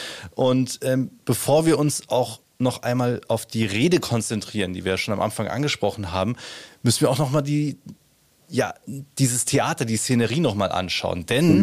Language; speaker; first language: German; native; German